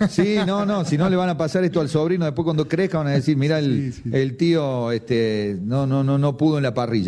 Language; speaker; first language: Spanish; native; Spanish